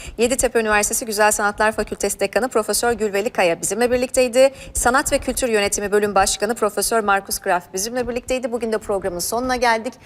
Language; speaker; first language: Turkish; native; Turkish